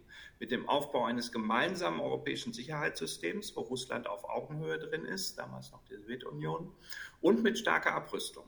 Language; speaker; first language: German; native; German